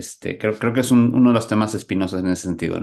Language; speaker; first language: Spanish; native; Spanish